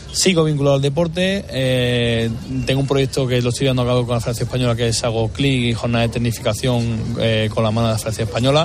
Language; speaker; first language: Spanish; native; Spanish